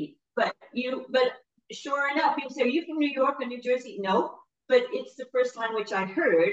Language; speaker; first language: English; native; English